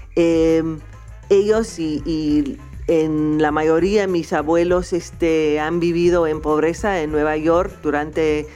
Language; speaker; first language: Spanish; non-native, fluent; English